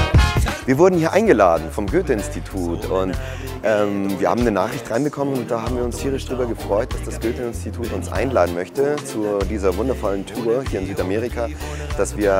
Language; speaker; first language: German; native; German